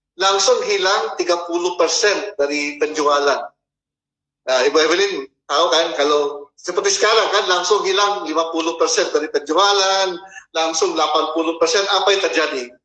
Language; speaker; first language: Indonesian; non-native, fluent; Filipino